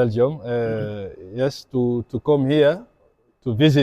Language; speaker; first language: English; non-native, learner; French